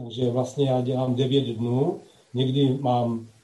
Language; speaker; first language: Czech; non-native, local second language; Slovak